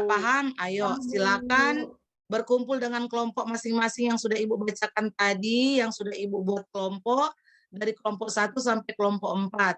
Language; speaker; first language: Indonesian; native; Indonesian